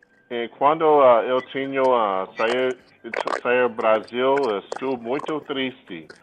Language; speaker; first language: Portuguese; non-native, learner; English